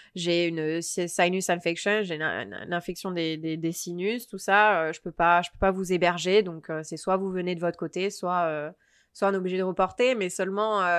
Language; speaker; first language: French; native; French